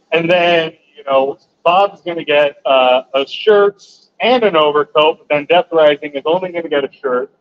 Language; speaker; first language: English; native; English